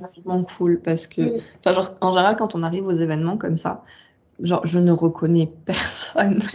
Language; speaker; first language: French; native; French